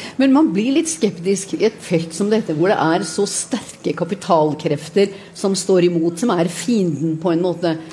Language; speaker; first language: Norwegian; native; Norwegian